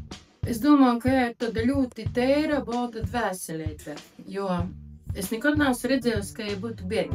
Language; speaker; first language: Latvian; native; Latvian